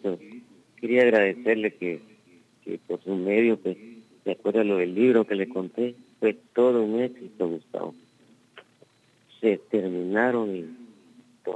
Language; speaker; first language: Spanish; native; Spanish